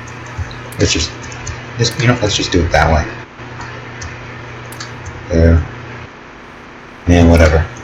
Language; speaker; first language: English; native; English